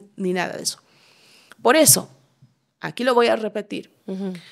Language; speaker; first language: Spanish; native; Spanish